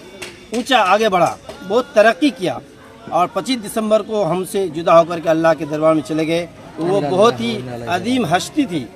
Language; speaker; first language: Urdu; non-native, local second language; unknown